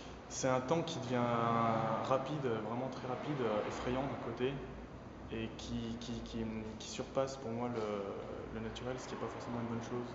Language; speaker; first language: French; native; French